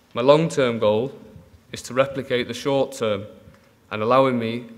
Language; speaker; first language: English; native; English